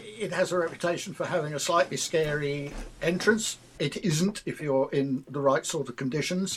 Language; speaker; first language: English; native; English